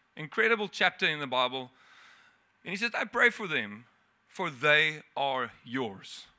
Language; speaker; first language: English; non-native, local second language; Afrikaans